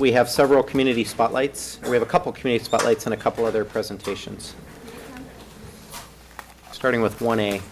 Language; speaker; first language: English; native; English